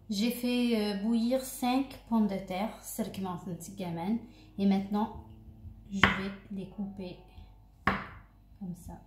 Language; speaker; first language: French; non-native, local second language; Arabic